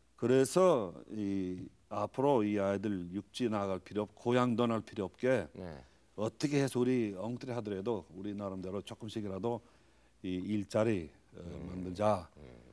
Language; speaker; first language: Korean; non-native, fluent; English